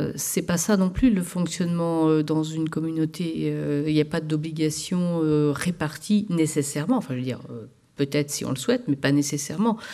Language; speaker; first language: French; native; French